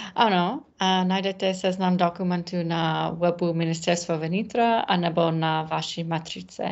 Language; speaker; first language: Czech; non-native, learner; English